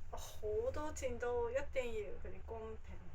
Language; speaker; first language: Cantonese; non-native, fluent; Japanese